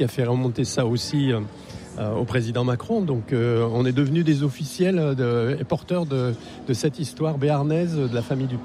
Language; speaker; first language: French; native; French